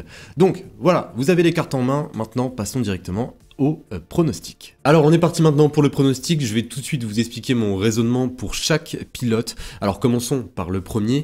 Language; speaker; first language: French; native; French